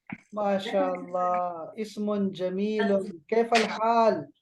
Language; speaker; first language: Arabic; non-native, fluent; Urdu